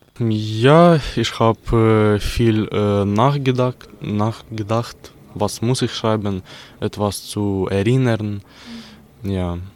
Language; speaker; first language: German; non-native, learner; Ukrainian